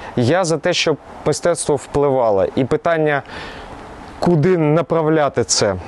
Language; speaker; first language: Ukrainian; non-native, local second language; Russian